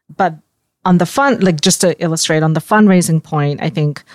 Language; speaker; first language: English; native; English